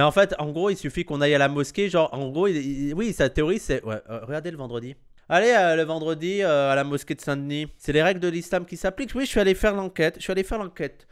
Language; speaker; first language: French; native; French